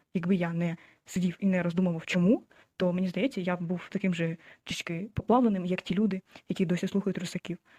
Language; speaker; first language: Ukrainian; non-native, local second language; Russian